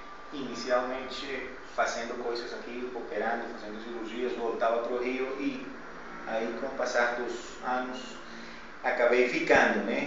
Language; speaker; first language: Portuguese; non-native, fluent; Spanish